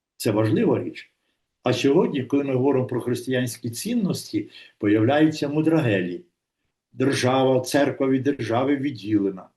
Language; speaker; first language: Ukrainian; native; Ukrainian